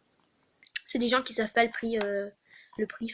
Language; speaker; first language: French; native; French